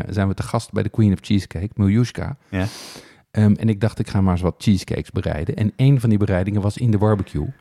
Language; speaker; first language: Dutch; native; Dutch